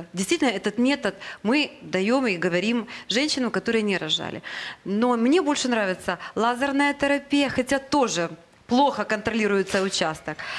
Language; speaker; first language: Russian; native; Russian